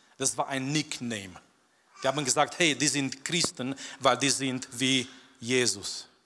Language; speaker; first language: German; non-native, fluent; Romanian